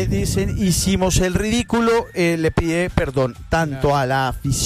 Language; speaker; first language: Spanish; native; Spanish